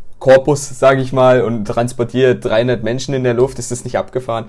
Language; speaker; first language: German; native; German